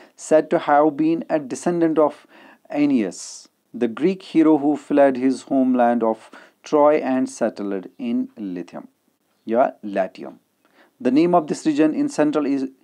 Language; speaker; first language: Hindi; non-native, local second language; Kashmiri